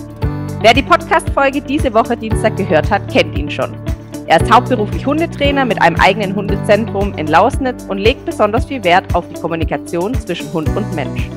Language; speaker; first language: German; native; German